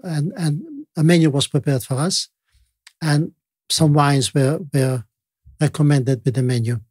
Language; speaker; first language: English; non-native, fluent; Italian